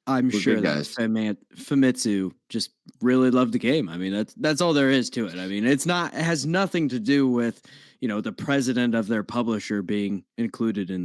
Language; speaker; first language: English; native; English